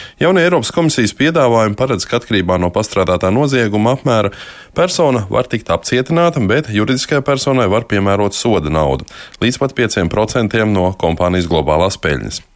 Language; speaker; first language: Latvian; native; Latvian